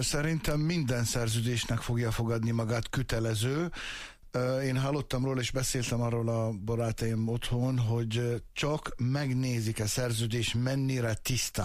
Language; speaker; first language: Hungarian; non-native, fluent; Arabic